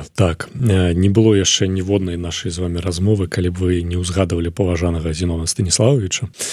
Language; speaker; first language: Belarusian; non-native, local second language; Russian